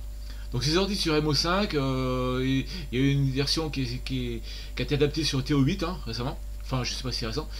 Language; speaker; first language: French; native; French